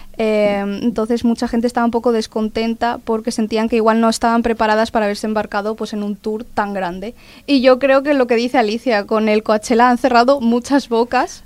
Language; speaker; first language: Spanish; native; Spanish